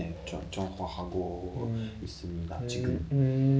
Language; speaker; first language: Korean; non-native, learner; Russian